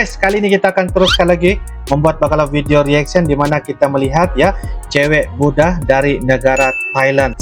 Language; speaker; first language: Indonesian; non-native, local second language; Malay